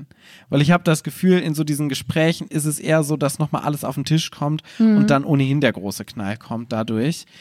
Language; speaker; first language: German; native; German